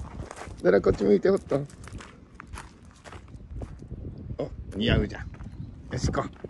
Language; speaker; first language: Japanese; native; Japanese